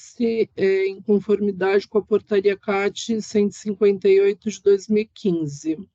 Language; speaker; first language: Portuguese; native; Portuguese